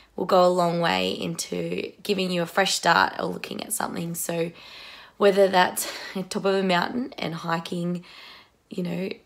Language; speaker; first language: English; native; English